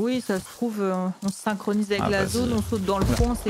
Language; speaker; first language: French; native; French